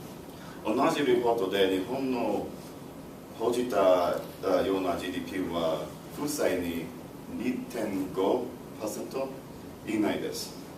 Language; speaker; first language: Japanese; non-native, learner; English